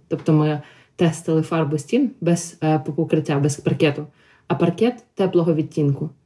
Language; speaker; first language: Ukrainian; non-native, local second language; Russian